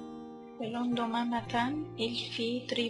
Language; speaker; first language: French; non-native, learner; Arabic